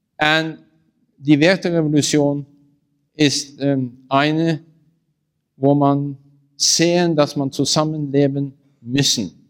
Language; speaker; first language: German; non-native, learner; Norwegian